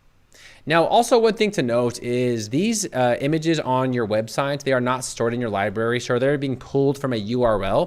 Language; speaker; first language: English; native; English